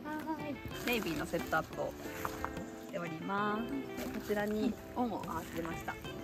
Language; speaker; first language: Japanese; native; Japanese